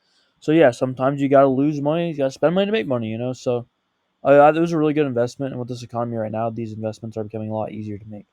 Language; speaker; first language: English; native; English